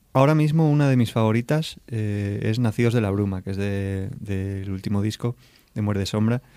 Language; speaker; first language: Spanish; native; Spanish